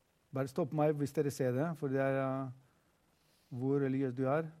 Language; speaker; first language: Norwegian; non-native, fluent; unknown